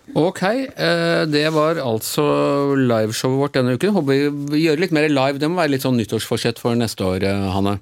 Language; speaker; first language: Norwegian; native; Norwegian